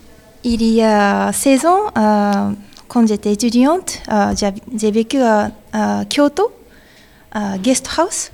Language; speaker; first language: French; non-native, learner; Japanese